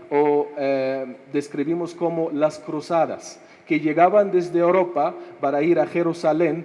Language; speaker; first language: Spanish; non-native, fluent; Arabic